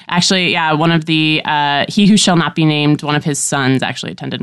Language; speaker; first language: English; native; English